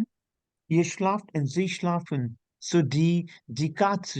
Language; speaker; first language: German; non-native, learner; Hindi